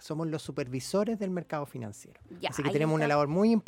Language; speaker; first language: Spanish; native; Spanish